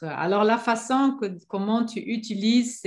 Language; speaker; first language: French; non-native, fluent; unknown